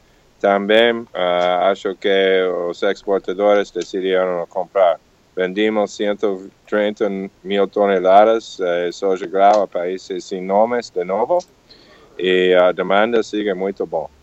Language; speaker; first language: Portuguese; non-native, learner; English